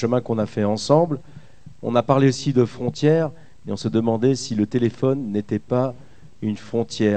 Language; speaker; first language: French; native; French